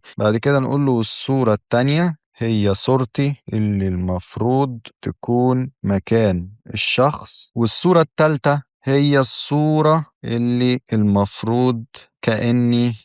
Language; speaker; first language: Arabic; native; Arabic